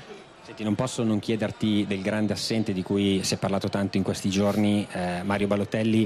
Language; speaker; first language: Italian; native; Italian